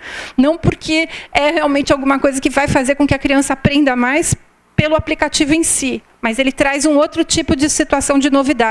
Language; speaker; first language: Portuguese; native; Portuguese